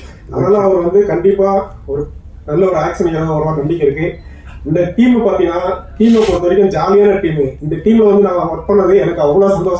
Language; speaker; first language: Tamil; native; Tamil